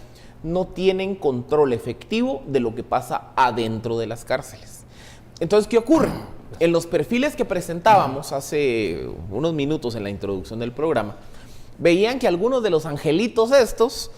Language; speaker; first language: Spanish; native; Spanish